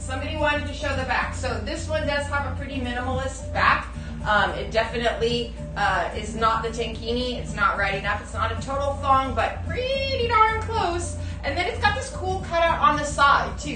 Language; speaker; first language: English; native; English